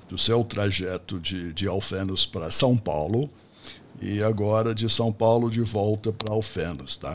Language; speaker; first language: Portuguese; non-native, fluent; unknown